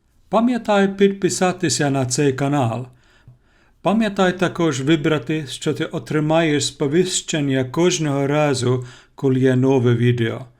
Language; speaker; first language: Ukrainian; non-native, learner; Finnish